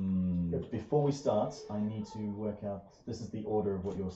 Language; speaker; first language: English; native; English